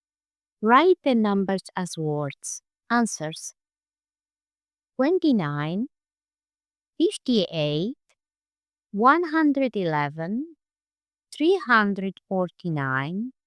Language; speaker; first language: English; non-native, fluent; Polish